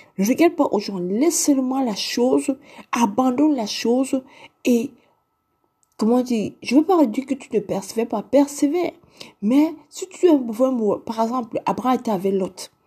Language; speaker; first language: French; non-native, local second language; Lingala